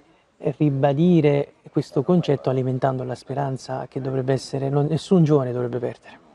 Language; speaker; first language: Italian; native; Italian